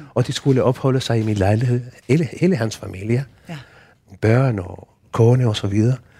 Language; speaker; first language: Danish; non-native, fluent; Spanish